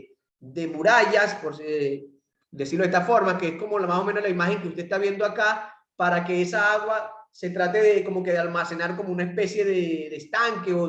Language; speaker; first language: Spanish; native; Spanish